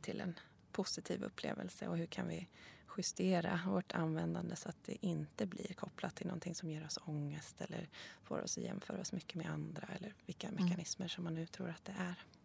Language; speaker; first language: Swedish; native; Swedish